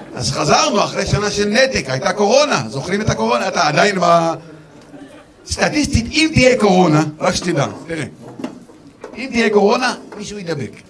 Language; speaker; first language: Hebrew; non-native, local second language; Arabic